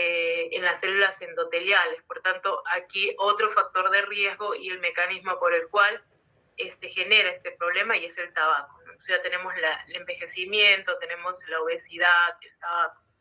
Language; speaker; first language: Spanish; native; Spanish